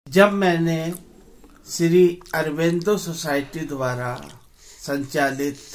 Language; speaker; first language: Hindi; native; Hindi